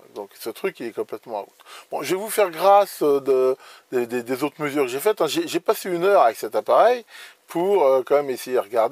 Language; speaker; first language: French; native; French